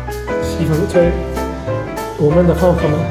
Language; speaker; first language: Chinese; non-native, fluent; Italian